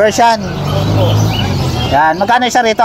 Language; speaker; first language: Filipino; native; Filipino